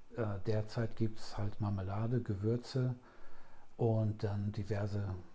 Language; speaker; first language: German; native; German